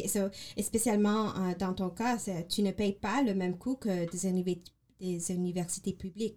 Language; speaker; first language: French; non-native, learner; English